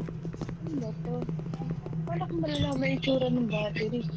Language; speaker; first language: Filipino; native; Filipino